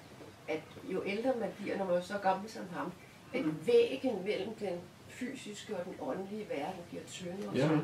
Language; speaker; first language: Danish; native; Danish